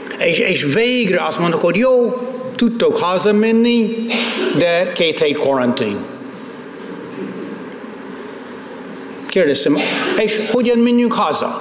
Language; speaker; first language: Hungarian; non-native, fluent; English